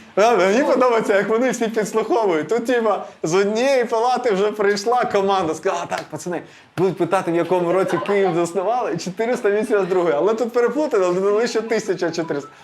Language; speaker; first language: Ukrainian; non-native, local second language; Russian